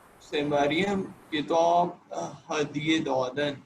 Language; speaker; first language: Persian; non-native, learner; Urdu